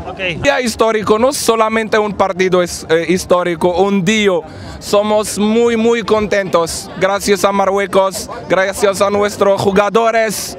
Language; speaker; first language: Spanish; non-native, learner; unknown